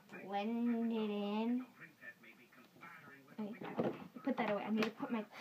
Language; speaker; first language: English; native; English